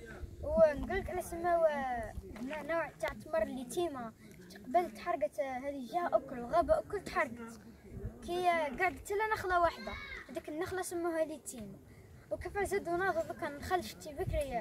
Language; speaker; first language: Arabic; native; Arabic